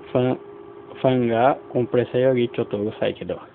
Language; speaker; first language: Japanese; non-native, fluent; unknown